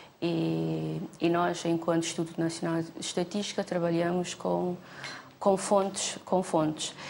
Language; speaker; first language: Portuguese; non-native, local second language; Kabuverdianu